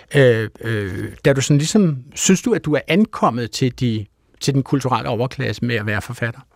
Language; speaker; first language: Danish; native; Danish